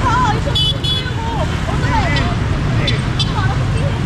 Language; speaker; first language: Korean; non-native, learner; Vietnamese